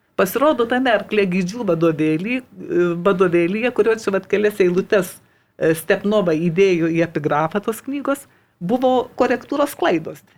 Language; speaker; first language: Lithuanian; native; Lithuanian